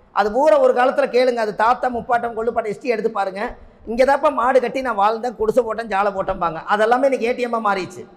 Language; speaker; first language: Tamil; native; Tamil